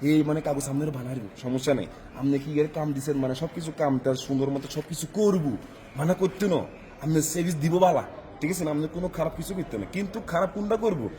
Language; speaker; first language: Bangla; non-native, learner; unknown